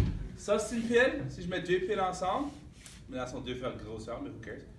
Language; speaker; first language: French; native; French